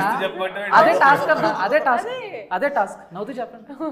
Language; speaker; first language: Telugu; native; Telugu